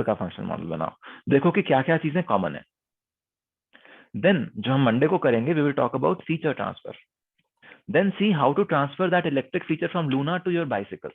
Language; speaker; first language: Hindi; native; Hindi